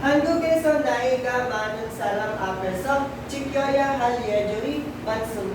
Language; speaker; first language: Korean; non-native, fluent; Filipino